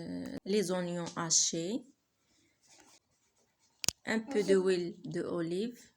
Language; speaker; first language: French; non-native, learner; Arabic